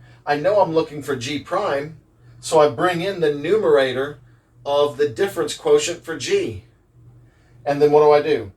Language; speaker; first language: English; native; English